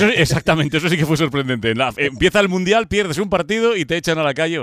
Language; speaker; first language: Spanish; native; Spanish